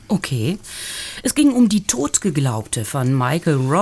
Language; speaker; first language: German; native; German